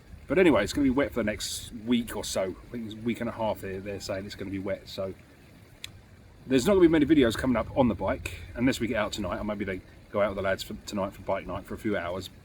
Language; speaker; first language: English; native; English